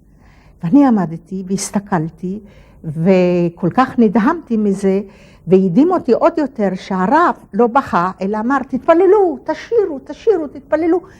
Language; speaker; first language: Hebrew; non-native, fluent; Polish